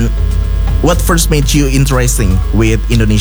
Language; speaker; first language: English; non-native, fluent; Indonesian